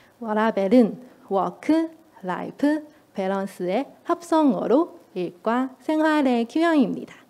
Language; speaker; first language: Korean; non-native, fluent; Cantonese